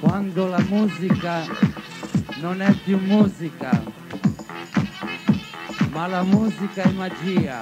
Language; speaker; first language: Italian; non-native, fluent; Spanish